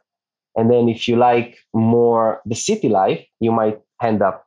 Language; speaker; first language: English; non-native, fluent; Hebrew